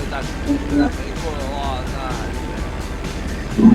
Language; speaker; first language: Chinese; native; Chinese